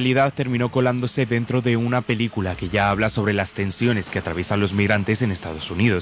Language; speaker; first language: Spanish; native; Spanish